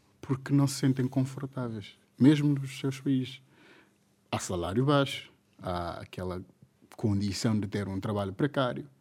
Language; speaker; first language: Portuguese; non-native, local second language; Upper Guinea Crioulo